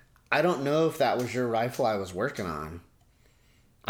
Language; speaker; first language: English; native; English